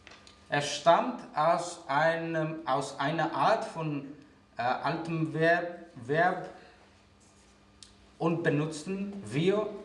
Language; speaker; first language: German; non-native, fluent; Greek